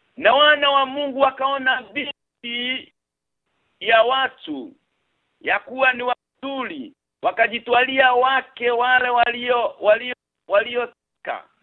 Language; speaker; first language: Swahili; non-native, local second language; Kikuyu